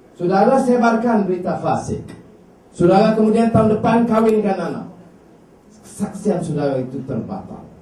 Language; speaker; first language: Malay; native; Malay